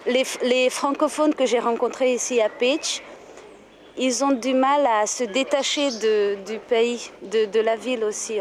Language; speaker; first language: French; non-native, fluent; Hungarian